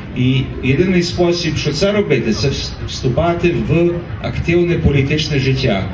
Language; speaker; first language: Ukrainian; early bilingual, heritage; Ukrainian